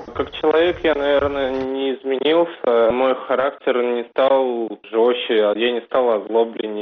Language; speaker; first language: Russian; native; Russian